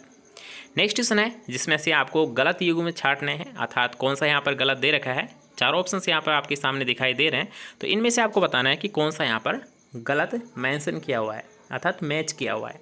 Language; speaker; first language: Hindi; native; Hindi